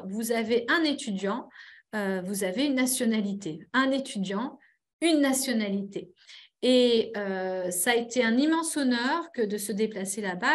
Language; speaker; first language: French; native; French